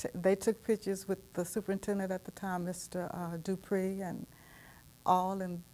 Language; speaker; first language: English; native; English